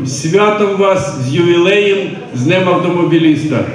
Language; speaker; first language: Ukrainian; native; Ukrainian